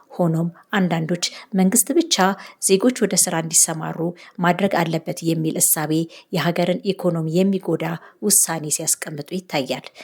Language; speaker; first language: Amharic; native; Amharic